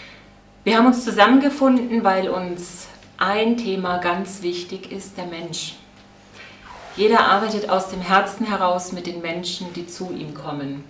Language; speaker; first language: German; native; German